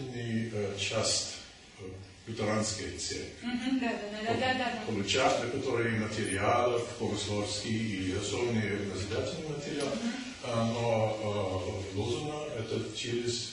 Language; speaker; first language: Russian; non-native, learner; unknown